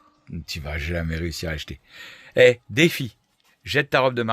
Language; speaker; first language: French; native; French